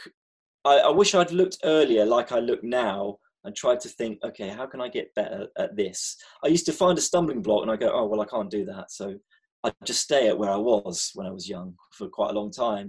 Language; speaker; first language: English; native; English